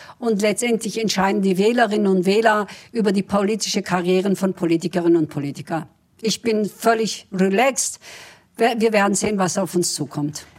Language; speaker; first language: German; early bilingual, other home language; Kurdish